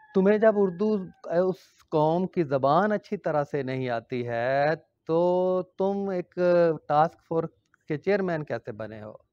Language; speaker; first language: Urdu; non-native, local second language; Punjabi